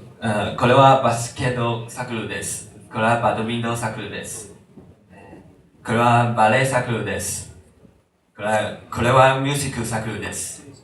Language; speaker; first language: Japanese; non-native, learner; Chinese